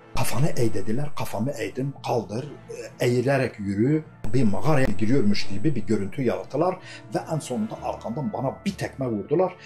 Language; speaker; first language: Turkish; non-native, local second language; Kurdish